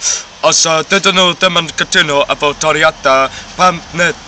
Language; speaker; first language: Welsh; non-native, learner; English